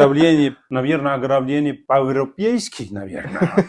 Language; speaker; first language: Russian; non-native, fluent; Spanish